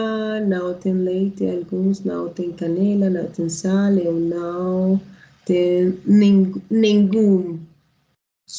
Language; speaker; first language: Portuguese; non-native, learner; Spanish